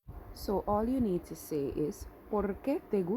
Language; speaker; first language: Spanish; non-native, fluent; English